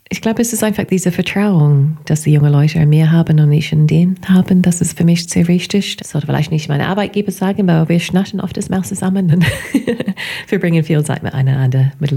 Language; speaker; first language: German; non-native, fluent; English